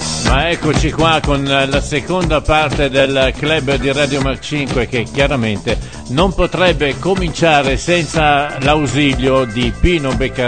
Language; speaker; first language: Italian; native; Italian